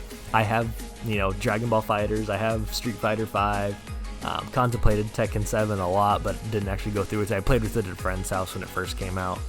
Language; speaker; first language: English; native; English